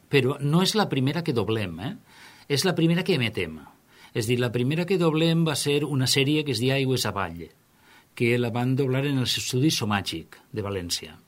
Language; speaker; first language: Catalan; native; Catalan